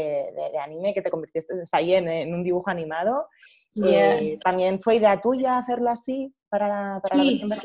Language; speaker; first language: Spanish; native; Spanish